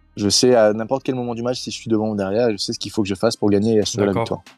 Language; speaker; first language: French; native; French